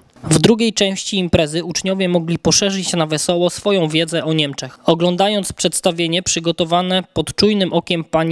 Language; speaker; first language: Polish; native; Polish